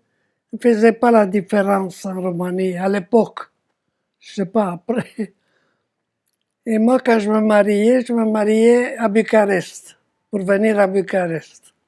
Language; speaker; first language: French; non-native, fluent; Romanian